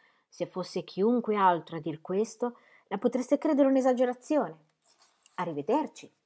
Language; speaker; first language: Italian; native; Italian